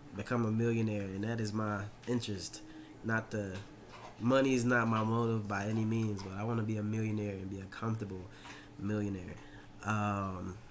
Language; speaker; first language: English; native; English